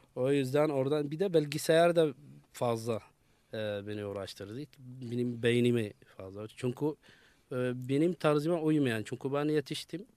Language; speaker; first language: Turkish; non-native, fluent; Arabic